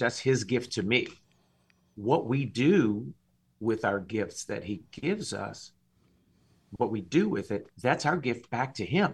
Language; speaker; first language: English; native; English